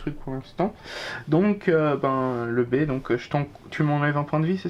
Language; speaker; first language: French; native; French